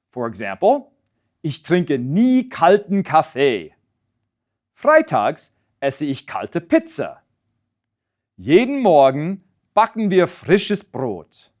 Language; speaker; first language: German; non-native, fluent; English